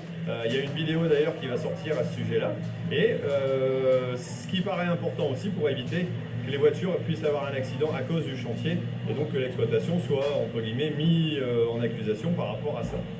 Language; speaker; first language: French; native; French